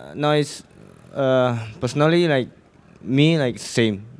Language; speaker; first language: English; non-native, learner; Indonesian